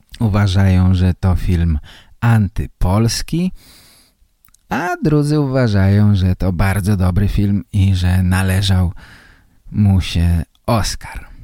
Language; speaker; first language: Polish; native; Polish